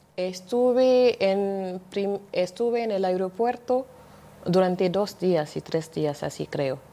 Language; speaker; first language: Spanish; non-native, fluent; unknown